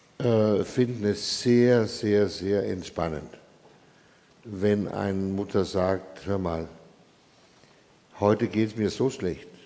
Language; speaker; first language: German; non-native, fluent; Danish